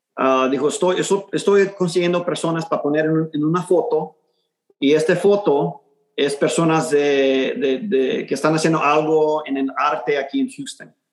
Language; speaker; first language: Spanish; early bilingual, heritage; Spanish